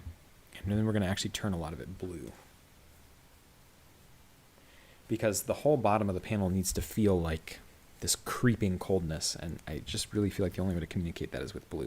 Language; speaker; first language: English; native; English